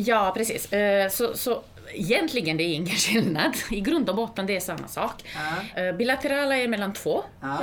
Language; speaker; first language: Swedish; non-native, fluent; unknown